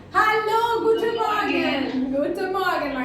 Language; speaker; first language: German; non-native, fluent; Albanian